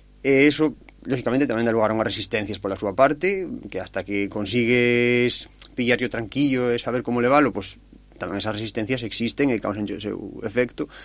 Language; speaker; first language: Galician; native; Galician